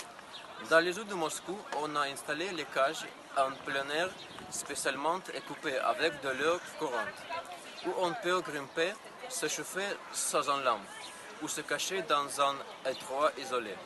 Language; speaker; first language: French; non-native, learner; Russian